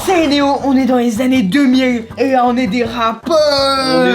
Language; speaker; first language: French; native; French